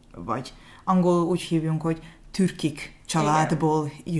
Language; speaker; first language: Hungarian; non-native, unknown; Azerbaijani